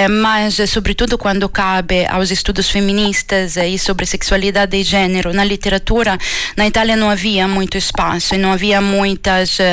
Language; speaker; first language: Portuguese; non-native, fluent; Italian